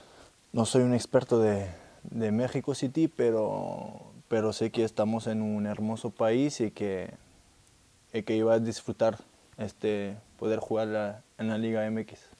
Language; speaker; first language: Spanish; non-native, fluent; French